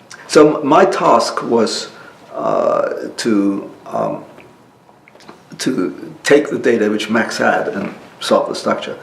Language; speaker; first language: English; non-native, local second language; German